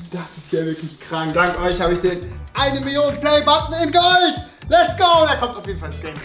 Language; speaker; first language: German; native; German